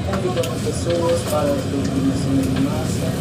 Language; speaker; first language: Portuguese; non-native, learner; Filipino